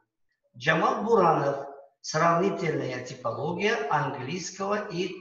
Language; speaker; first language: Russian; non-native, local second language; Uzbek